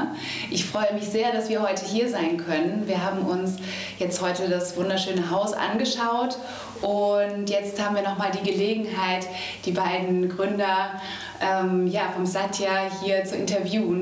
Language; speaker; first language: German; native; German